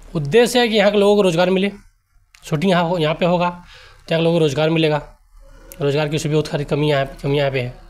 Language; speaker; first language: Hindi; native; Hindi